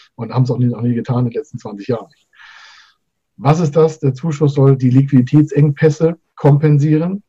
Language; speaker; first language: German; native; German